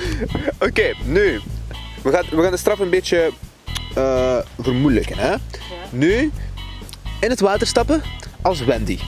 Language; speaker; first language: Dutch; native; Dutch